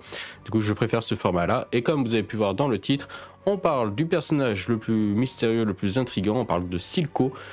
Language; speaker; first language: French; native; French